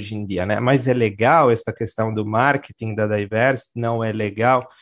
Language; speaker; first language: Portuguese; non-native, fluent; Italian